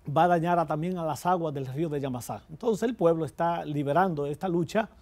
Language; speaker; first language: Spanish; native; Spanish